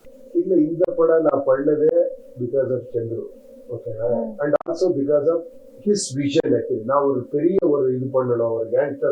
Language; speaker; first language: Tamil; non-native, learner; Kannada